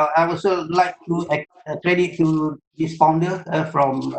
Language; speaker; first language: English; non-native, local second language; Malay